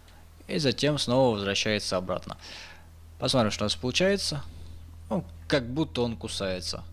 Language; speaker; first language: Russian; native; Russian